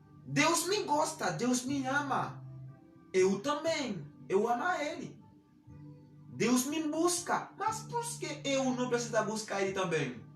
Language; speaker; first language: Portuguese; non-native, learner; Haitian Creole